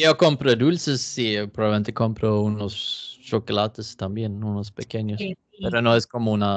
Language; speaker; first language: Spanish; non-native, fluent; Swedish